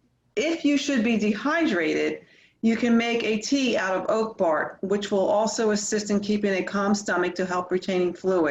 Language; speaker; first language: English; native; English